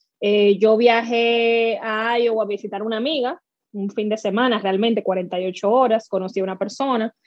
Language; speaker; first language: Spanish; native; Spanish